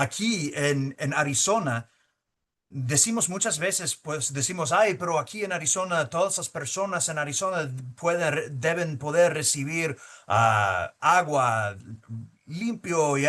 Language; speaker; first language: Spanish; early bilingual, heritage; Spanish